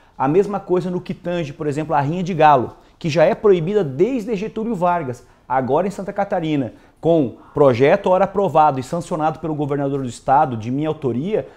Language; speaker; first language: Portuguese; native; Portuguese